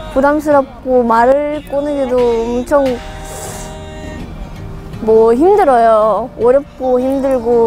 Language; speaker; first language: Korean; non-native, fluent; Russian